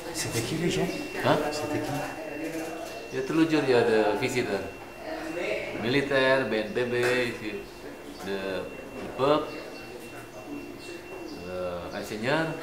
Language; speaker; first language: French; non-native, fluent; Indonesian